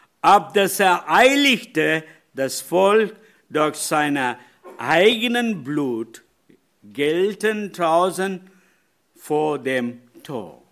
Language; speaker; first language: German; non-native, learner; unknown